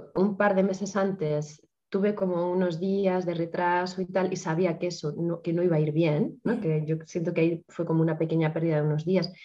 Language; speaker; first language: Spanish; native; Spanish